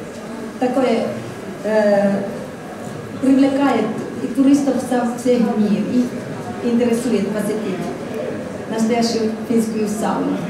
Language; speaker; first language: Russian; non-native, fluent; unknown